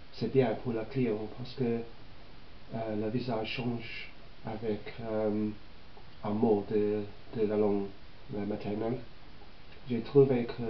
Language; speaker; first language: French; non-native, learner; English